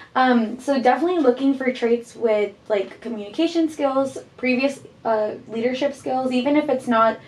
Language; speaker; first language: English; early bilingual, heritage; Spanish